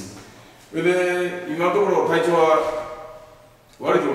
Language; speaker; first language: Japanese; native; Japanese